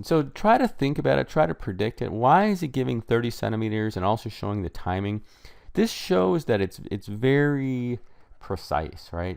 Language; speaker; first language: English; native; English